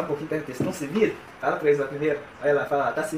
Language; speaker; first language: Portuguese; native; Portuguese